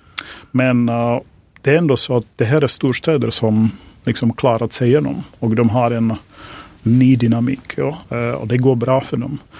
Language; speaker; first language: Swedish; non-native, fluent; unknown